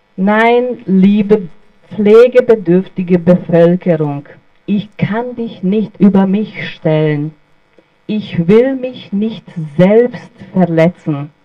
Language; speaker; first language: German; non-native, fluent; Bosnian